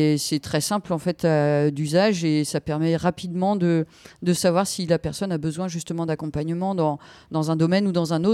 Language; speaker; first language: French; native; French